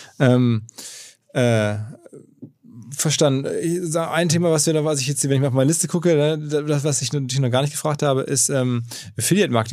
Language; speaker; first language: German; native; German